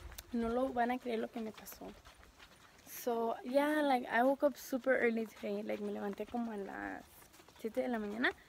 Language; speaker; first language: Spanish; early bilingual, heritage; Spanish